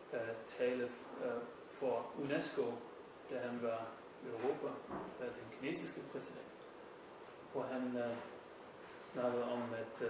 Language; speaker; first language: Danish; non-native, fluent; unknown